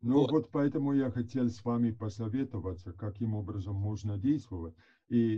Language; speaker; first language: Russian; non-native, fluent; Italian